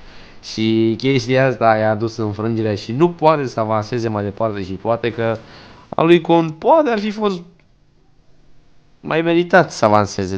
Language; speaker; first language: Romanian; native; Romanian